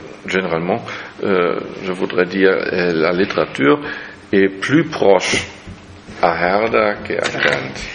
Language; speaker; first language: French; non-native, fluent; German